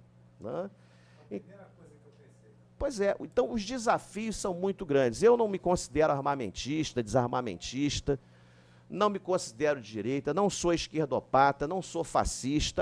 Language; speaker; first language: Portuguese; native; Portuguese